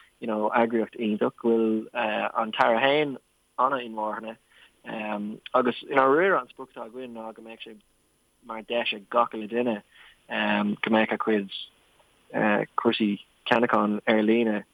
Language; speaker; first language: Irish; non-native, local second language; English